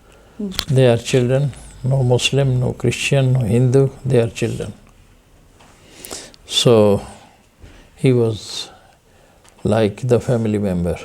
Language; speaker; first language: English; non-native, fluent; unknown